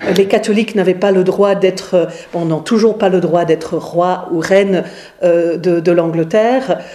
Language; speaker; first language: French; non-native, fluent; English